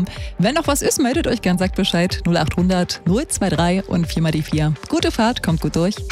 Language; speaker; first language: German; native; German